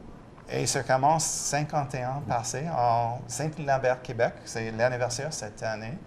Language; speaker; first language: French; non-native, local second language; English